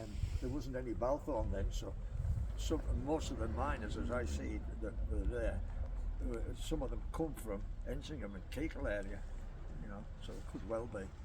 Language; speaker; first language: English; native; English